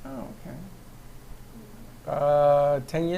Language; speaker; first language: English; native; English